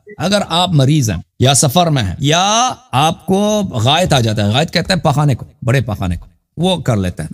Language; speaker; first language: Urdu; non-native, local second language; Punjabi